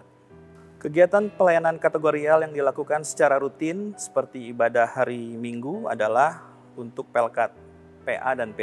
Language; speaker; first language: Indonesian; native; Indonesian